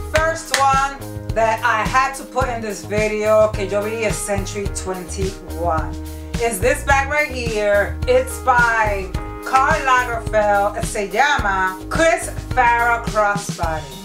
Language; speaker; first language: English; early bilingual, other home language; Spanish